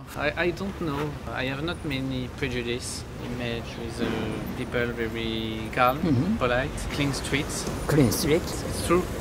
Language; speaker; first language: English; non-native, learner; French